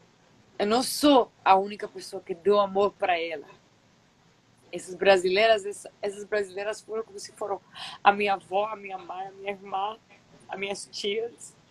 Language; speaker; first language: Portuguese; non-native, fluent; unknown